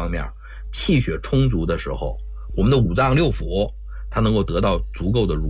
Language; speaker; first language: Chinese; native; Chinese